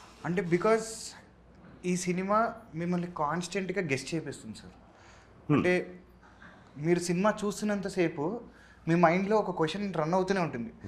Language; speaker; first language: Telugu; native; Telugu